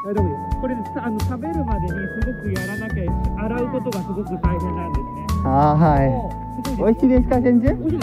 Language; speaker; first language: Japanese; non-native, learner; Nepali